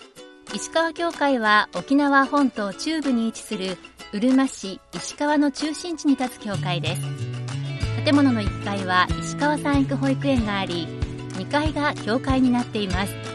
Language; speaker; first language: Japanese; native; Japanese